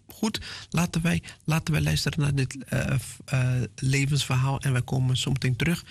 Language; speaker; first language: Dutch; non-native, fluent; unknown